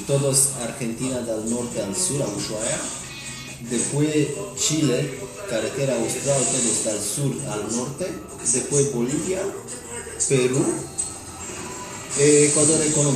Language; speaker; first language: Spanish; non-native, learner; Romanian